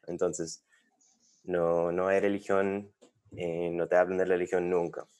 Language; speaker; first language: Spanish; non-native, fluent; English